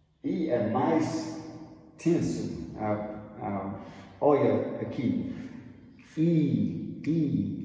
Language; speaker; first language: Portuguese; non-native, fluent; English